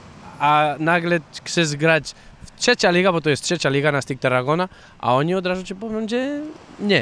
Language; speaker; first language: Polish; non-native, fluent; Catalan